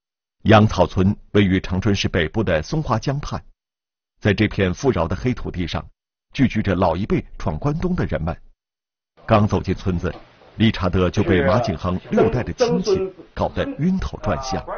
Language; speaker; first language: Chinese; native; Chinese